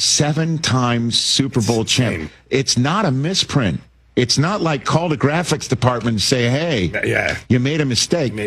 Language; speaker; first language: English; native; English